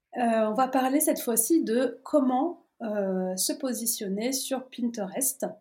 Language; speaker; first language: French; native; French